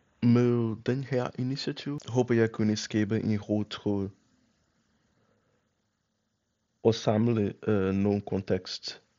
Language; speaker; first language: Danish; non-native, fluent; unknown